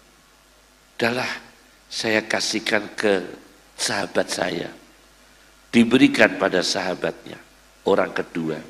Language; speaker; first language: Indonesian; native; Indonesian